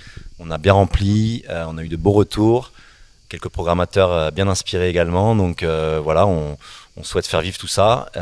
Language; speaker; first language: French; native; French